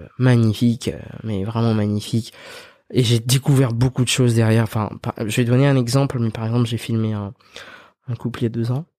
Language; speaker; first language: French; early bilingual, other home language; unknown